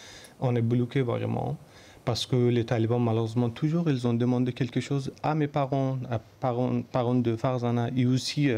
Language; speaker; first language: French; non-native, learner; Persian